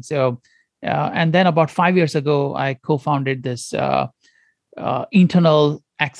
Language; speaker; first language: English; non-native, local second language; Konkani